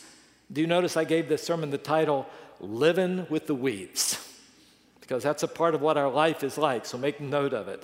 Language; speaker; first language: English; native; English